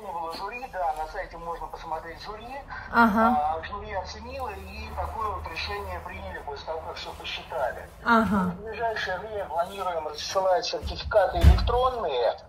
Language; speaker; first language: Russian; native; Russian